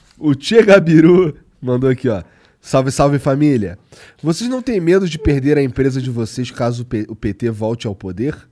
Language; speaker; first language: Portuguese; native; Portuguese